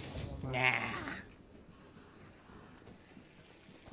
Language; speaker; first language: Japanese; non-native, learner; English